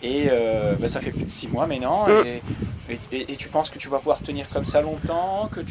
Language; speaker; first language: French; native; French